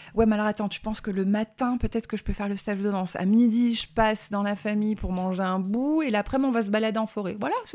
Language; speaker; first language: French; native; French